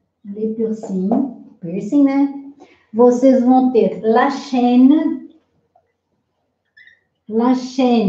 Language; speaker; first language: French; non-native, fluent; Portuguese